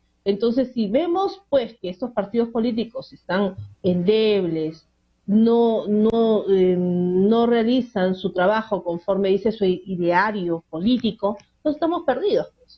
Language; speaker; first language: Spanish; native; Spanish